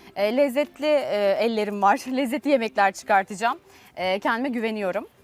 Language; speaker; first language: Turkish; native; Turkish